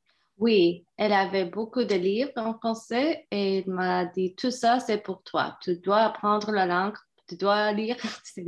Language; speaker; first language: French; non-native, fluent; Turkish